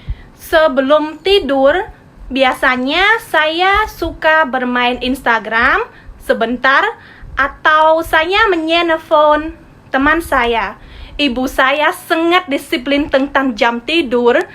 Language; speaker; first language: Indonesian; non-native, learner; Khmer